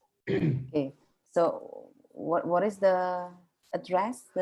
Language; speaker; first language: English; non-native, fluent; Indonesian